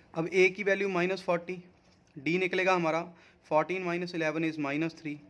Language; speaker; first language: Hindi; non-native, local second language; Punjabi